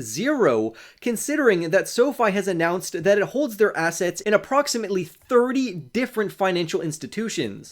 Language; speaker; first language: English; native; English